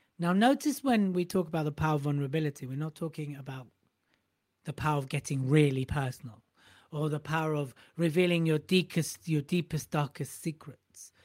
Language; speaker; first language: English; native; English